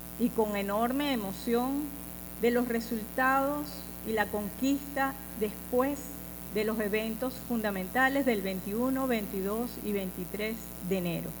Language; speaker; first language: Spanish; native; Spanish